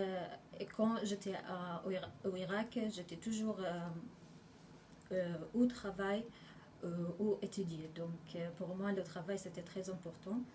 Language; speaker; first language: French; non-native, learner; Arabic